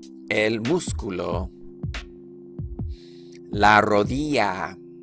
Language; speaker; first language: Spanish; non-native, fluent; English